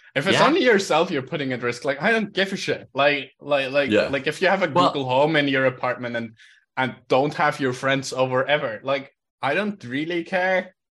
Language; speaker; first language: English; non-native, fluent; Swiss German